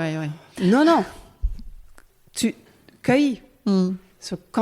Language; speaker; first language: French; non-native, learner; Dutch